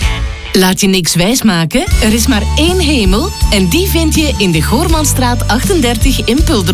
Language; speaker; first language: Dutch; native; Dutch